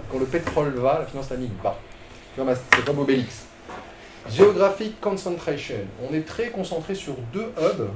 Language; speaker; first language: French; non-native, local second language; Arabic